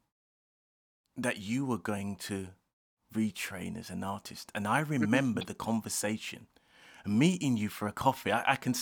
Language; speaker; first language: English; non-native, local second language; Jamaican Creole English